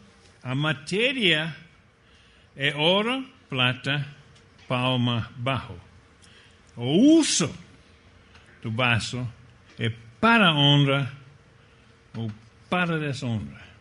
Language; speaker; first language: Portuguese; non-native, fluent; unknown